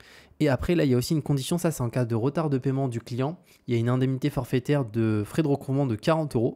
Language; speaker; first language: French; native; French